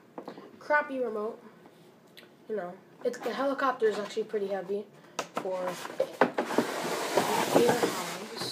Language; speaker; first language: English; native; English